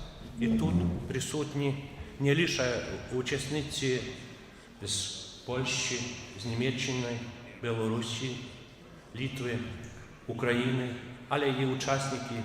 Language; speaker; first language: Ukrainian; non-native, fluent; Lithuanian